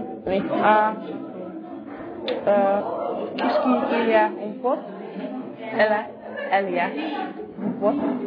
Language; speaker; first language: French; non-native, learner; English